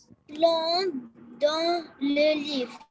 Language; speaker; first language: French; non-native, learner; Arabic